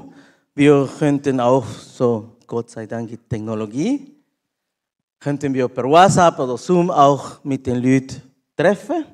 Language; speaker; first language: German; non-native, learner; Spanish